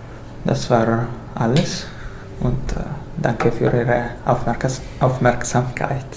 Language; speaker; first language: German; non-native, learner; Italian